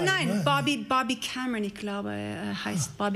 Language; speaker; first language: German; non-native, learner; English